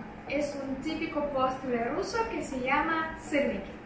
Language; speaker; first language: Spanish; non-native, fluent; Russian